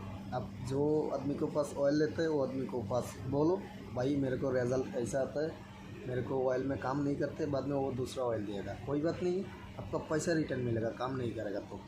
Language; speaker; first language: Hindi; non-native, learner; Bangla